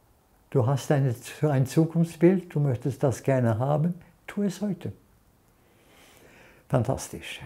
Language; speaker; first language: German; non-native, fluent; Norwegian